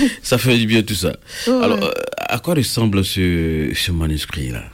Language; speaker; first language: French; native; French